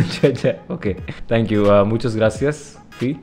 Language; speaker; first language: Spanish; non-native, learner; Hindi